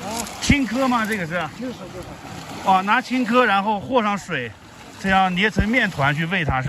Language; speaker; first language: Chinese; native; Chinese